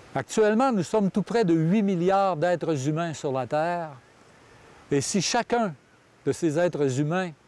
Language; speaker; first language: French; native; French